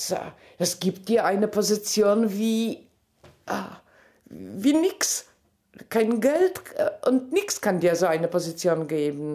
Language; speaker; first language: German; non-native, fluent; Polish